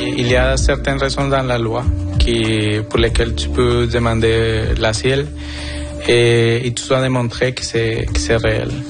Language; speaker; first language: French; non-native, fluent; Spanish